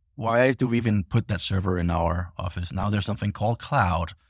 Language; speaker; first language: English; non-native, fluent; Danish